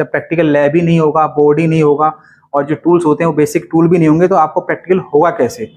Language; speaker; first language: Hindi; native; Hindi